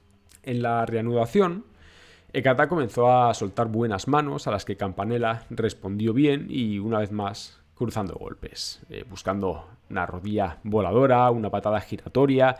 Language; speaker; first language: Spanish; native; Spanish